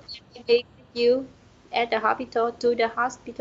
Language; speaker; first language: English; non-native, learner; Vietnamese